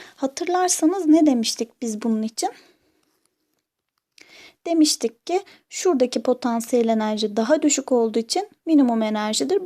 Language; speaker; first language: Turkish; native; Turkish